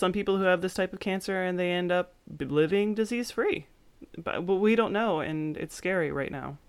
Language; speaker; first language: English; native; English